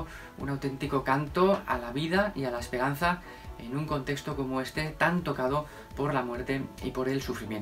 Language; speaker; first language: Spanish; native; Spanish